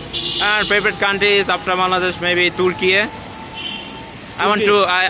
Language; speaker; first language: English; non-native, learner; Bangla